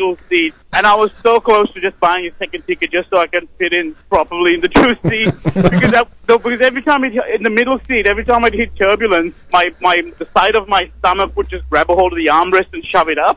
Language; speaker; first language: English; non-native, local second language; Sinhala